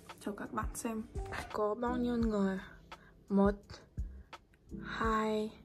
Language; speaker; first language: Vietnamese; non-native, learner; Russian